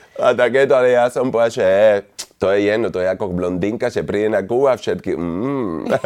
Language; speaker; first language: Slovak; non-native, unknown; Spanish